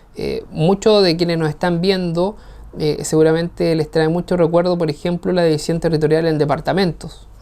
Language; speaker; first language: Spanish; native; Spanish